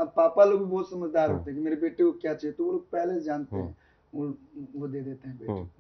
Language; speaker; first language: Hindi; native; Hindi